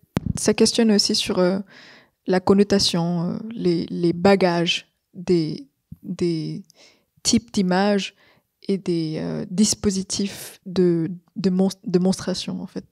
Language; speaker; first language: French; non-native, fluent; Vietnamese